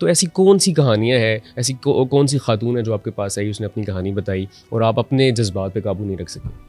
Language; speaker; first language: Urdu; native; Urdu